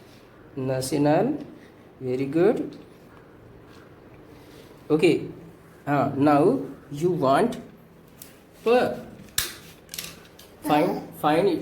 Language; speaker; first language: English; non-native, local second language; Hindi